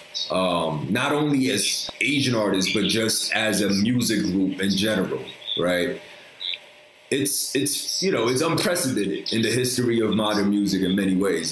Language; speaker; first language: English; early bilingual, other home language; Korean